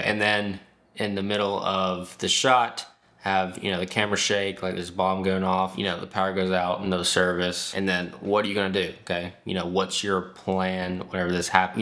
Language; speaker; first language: English; native; English